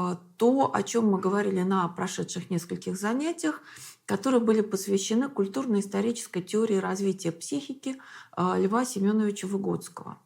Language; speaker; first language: Russian; native; Russian